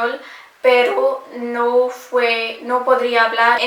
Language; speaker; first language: Spanish; non-native, learner; English